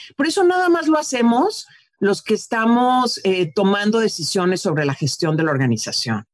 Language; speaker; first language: Spanish; native; Spanish